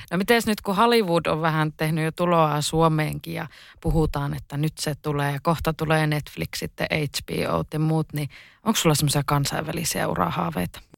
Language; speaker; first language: Finnish; native; Finnish